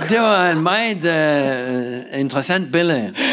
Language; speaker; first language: Danish; non-native, learner; Russian